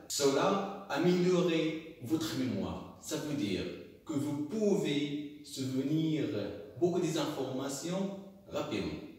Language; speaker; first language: French; non-native, local second language; Arabic